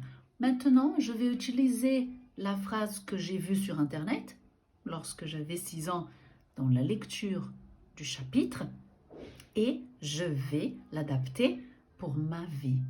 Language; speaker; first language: French; non-native, fluent; Portuguese